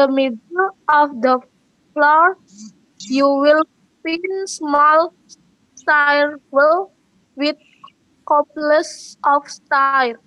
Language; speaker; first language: English; non-native, fluent; Indonesian